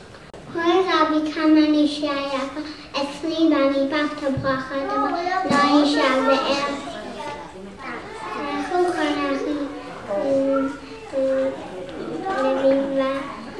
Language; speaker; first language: Hebrew; non-native, learner; English